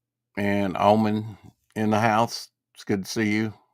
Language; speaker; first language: English; native; English